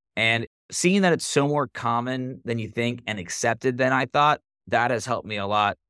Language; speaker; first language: English; native; English